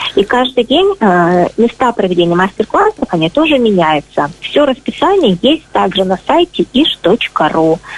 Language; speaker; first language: Russian; native; Russian